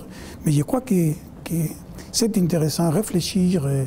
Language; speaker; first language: French; non-native, fluent; Spanish